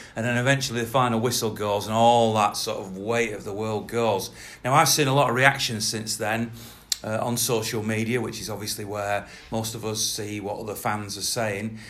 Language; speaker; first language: English; native; English